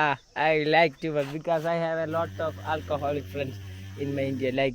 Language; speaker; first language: English; non-native, learner; Malayalam